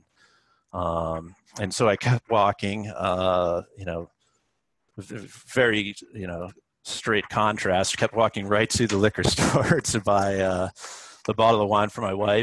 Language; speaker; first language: English; native; English